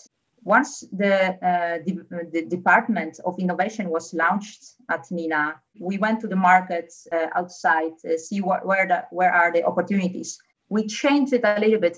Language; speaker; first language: English; non-native, fluent; Polish